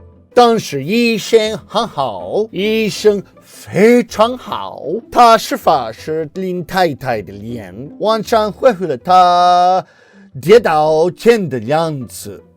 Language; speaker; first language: Chinese; non-native, learner; English